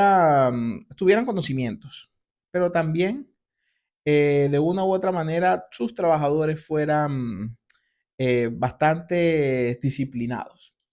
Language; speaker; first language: Spanish; native; Spanish